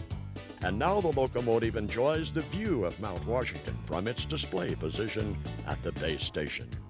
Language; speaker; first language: English; native; English